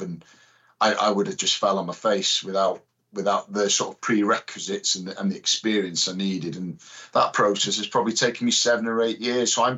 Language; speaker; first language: English; native; English